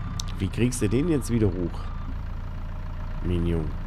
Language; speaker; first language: German; native; German